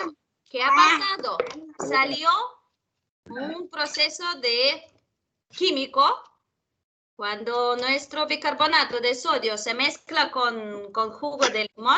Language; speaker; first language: Spanish; non-native, fluent; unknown